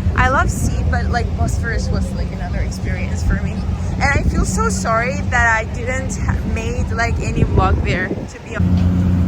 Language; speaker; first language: English; non-native, fluent; Georgian